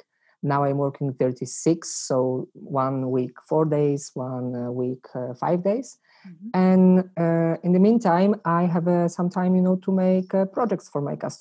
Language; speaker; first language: English; non-native, fluent; Polish